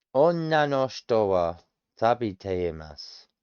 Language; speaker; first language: Japanese; non-native, learner; English